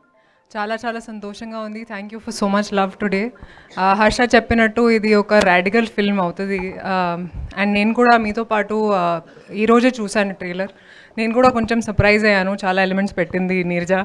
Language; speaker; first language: Telugu; non-native, local second language; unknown